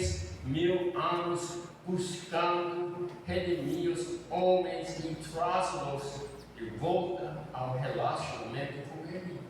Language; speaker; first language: Portuguese; non-native, fluent; English